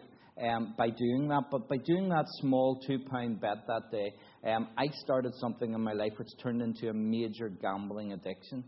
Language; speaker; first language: English; native; English